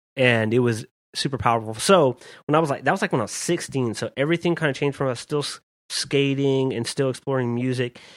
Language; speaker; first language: English; native; English